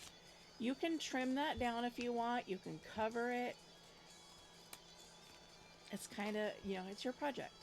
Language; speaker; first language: English; native; English